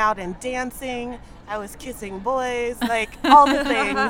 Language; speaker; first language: English; native; English